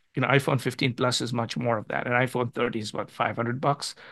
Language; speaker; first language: English; non-native, local second language; Gujarati